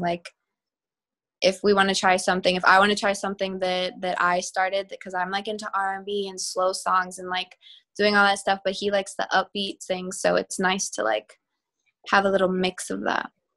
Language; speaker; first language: English; native; English